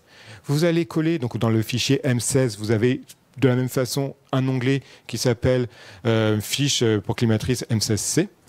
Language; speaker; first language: French; native; French